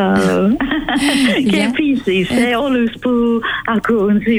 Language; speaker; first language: Greek; non-native, fluent; English